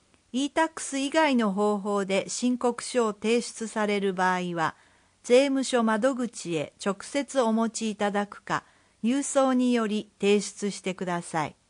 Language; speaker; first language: Japanese; native; Japanese